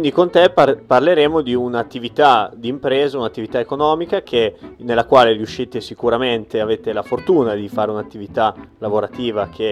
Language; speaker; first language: Italian; native; Italian